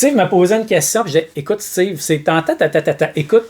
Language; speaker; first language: French; native; French